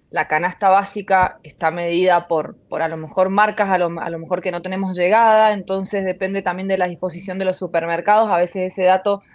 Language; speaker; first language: Spanish; native; Spanish